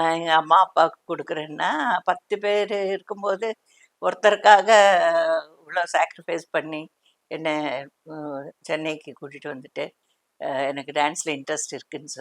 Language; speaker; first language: Tamil; non-native, local second language; Telugu